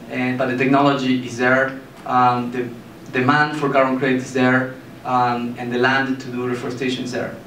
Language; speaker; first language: English; non-native, fluent; Spanish